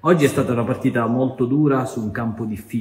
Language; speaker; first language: Italian; native; Italian